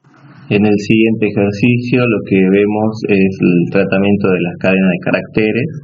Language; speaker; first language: Spanish; native; Spanish